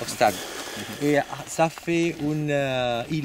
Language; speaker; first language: French; non-native, learner; Spanish